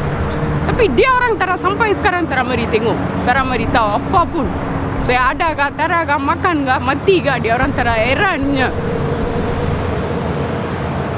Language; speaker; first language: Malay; non-native, local second language; Tamil